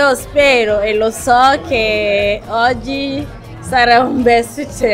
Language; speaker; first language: Italian; non-native, fluent; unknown